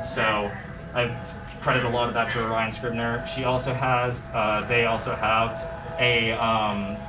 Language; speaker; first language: English; native; English